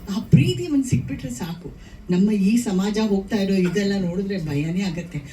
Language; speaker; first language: Kannada; native; Kannada